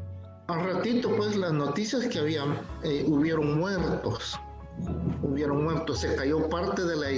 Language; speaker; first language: Spanish; native; Spanish